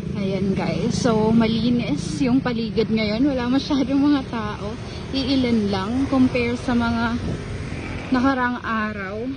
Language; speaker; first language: Filipino; non-native, local second language; Bikol